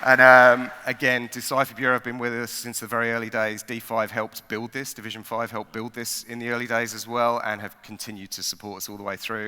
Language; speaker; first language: English; native; English